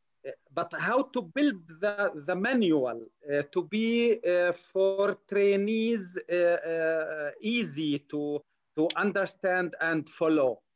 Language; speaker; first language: English; non-native, learner; Arabic